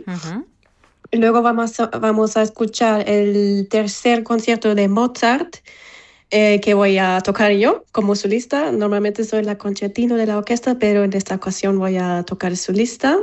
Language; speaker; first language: Spanish; non-native, fluent; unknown